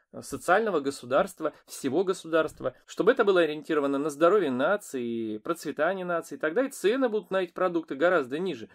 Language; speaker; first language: Russian; native; Russian